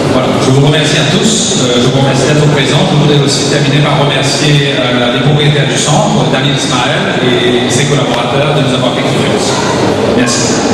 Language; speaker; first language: French; native; French